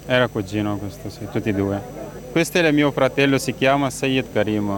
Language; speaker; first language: Italian; non-native, learner; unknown